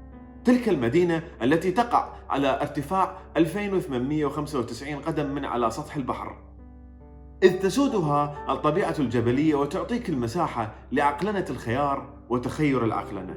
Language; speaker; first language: Arabic; native; Arabic